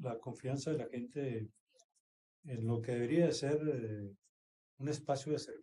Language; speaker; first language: Spanish; native; Spanish